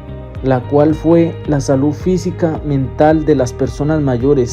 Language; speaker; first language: Spanish; native; Spanish